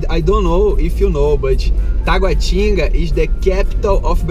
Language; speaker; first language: English; non-native, learner; Portuguese